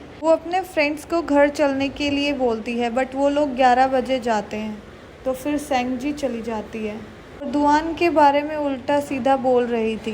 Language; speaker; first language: Hindi; native; Hindi